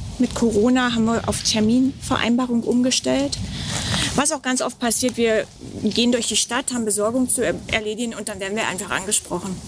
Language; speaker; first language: German; native; German